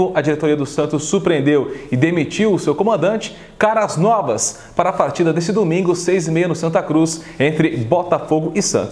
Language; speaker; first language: Portuguese; native; Portuguese